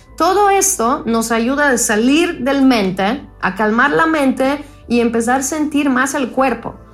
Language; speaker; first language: Spanish; non-native, fluent; Polish